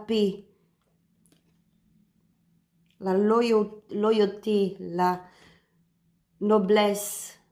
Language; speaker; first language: French; non-native, learner; Spanish